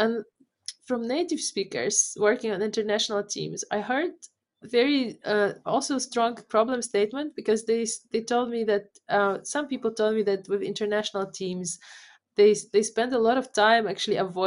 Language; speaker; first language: English; non-native, fluent; Polish